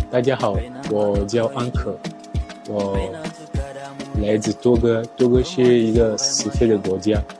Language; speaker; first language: Chinese; non-native, learner; French